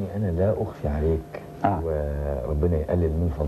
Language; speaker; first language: Arabic; native; Arabic